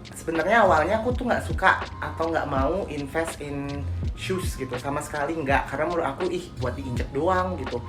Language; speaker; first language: Indonesian; non-native, local second language; Balinese